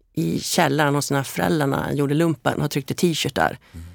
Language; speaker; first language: Swedish; native; Swedish